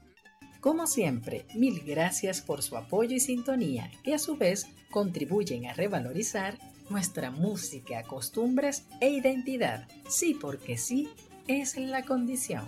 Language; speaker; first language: Spanish; native; Spanish